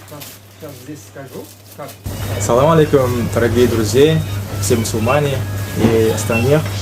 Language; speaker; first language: Russian; non-native, learner; Uzbek